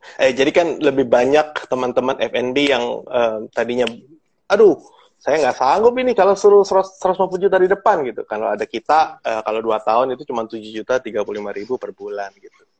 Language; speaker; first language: Indonesian; native; Indonesian